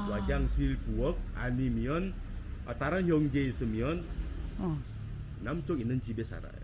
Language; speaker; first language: Korean; non-native, fluent; Indonesian